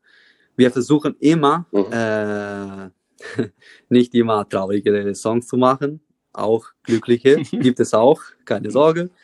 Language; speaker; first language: German; non-native, fluent; Italian